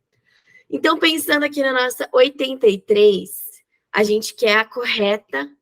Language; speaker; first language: Portuguese; native; Portuguese